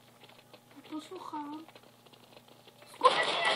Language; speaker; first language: Czech; non-native, learner; Slovak